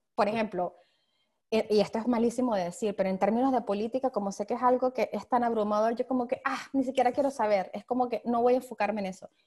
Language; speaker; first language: Spanish; native; Spanish